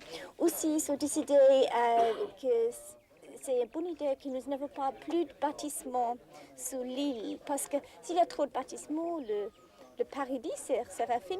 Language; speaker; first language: French; non-native, fluent; English